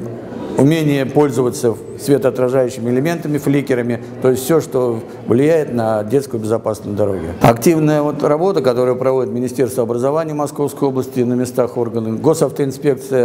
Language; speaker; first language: Russian; native; Russian